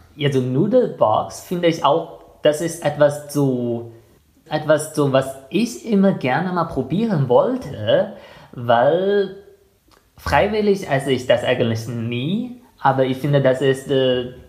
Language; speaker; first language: German; non-native, fluent; Chinese